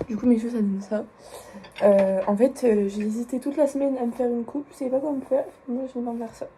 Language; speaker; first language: French; native; French